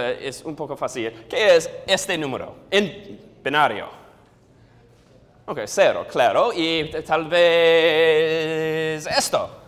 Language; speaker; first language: Spanish; non-native, learner; English